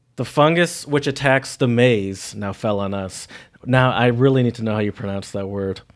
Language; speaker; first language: English; native; English